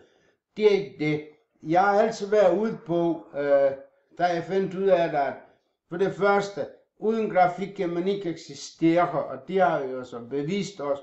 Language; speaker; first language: Danish; non-native, fluent; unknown